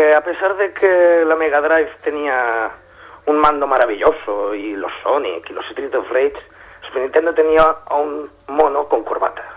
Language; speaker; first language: Spanish; native; Spanish